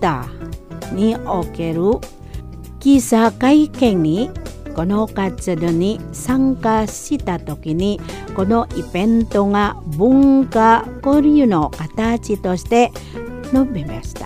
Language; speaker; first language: Japanese; non-native, fluent; Indonesian